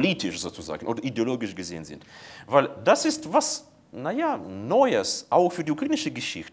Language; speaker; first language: German; non-native, fluent; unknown